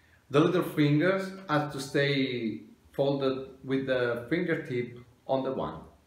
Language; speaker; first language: English; non-native, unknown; Italian